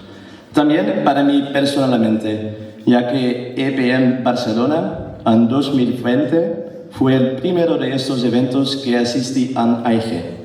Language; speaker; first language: Spanish; non-native, learner; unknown